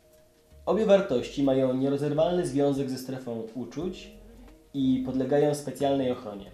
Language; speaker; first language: Polish; native; Polish